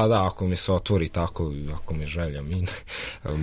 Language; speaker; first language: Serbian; early bilingual, heritage; Serbian